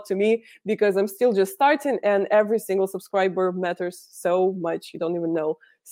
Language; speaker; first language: English; non-native, fluent; Russian